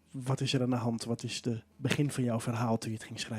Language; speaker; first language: Dutch; non-native, local second language; Western Frisian